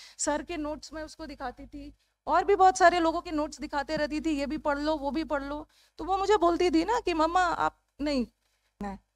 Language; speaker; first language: Hindi; native; Hindi